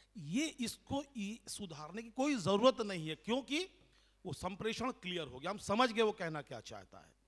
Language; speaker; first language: Hindi; non-native, local second language; Bangla